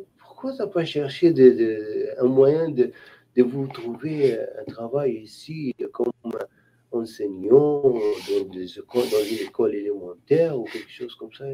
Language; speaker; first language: French; non-native, local second language; Haitian Creole